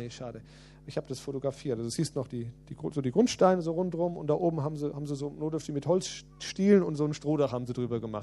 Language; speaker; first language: German; native; German